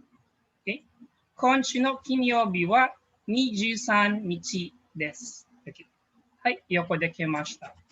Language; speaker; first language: Japanese; non-native, fluent; Filipino